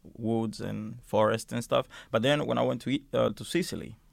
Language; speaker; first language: English; non-native, fluent; Finnish